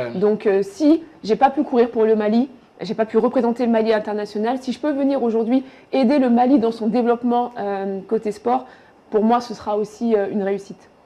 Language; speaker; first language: French; early bilingual, other home language; Bambara